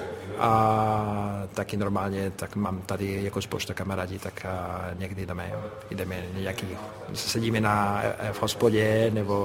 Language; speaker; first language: Czech; non-native, fluent; Spanish